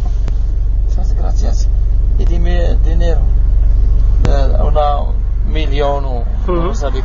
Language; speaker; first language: Spanish; non-native, learner; Arabic